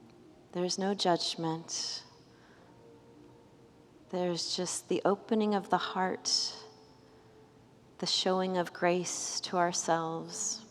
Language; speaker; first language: English; native; English